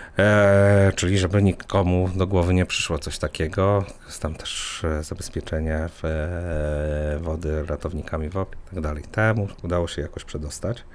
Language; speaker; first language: Polish; native; Polish